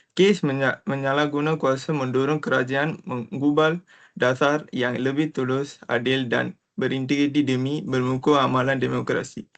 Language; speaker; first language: Malay; non-native, local second language; Tamil